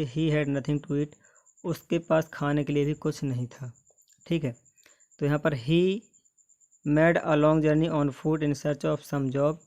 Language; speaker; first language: Hindi; native; Hindi